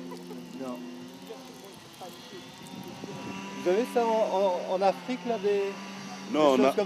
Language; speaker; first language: French; native; French